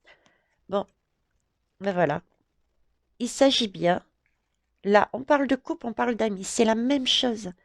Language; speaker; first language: French; native; French